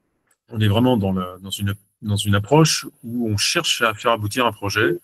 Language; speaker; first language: French; native; French